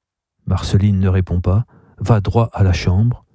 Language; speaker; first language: French; native; French